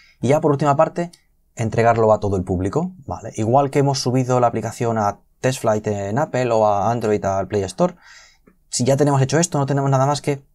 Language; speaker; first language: Spanish; native; Spanish